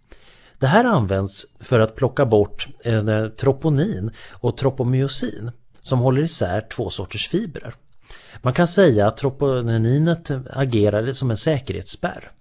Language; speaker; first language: Swedish; native; Swedish